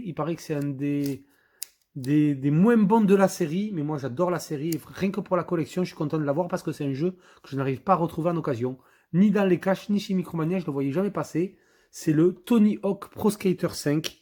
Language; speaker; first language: French; native; French